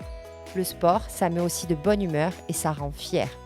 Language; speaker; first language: French; native; French